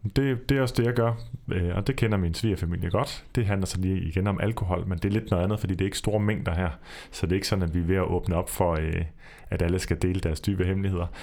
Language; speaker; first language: Danish; native; Danish